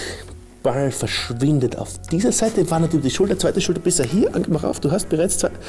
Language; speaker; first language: German; native; German